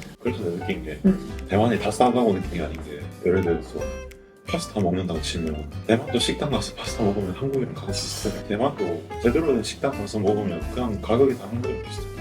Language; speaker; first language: Korean; native; Korean